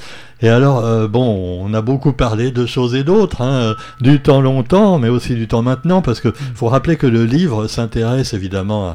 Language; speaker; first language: French; native; French